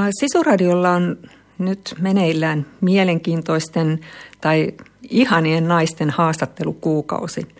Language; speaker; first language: Finnish; native; Finnish